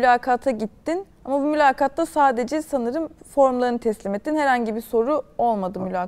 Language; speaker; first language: Turkish; native; Turkish